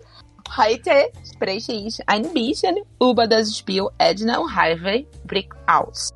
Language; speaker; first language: German; non-native, learner; Portuguese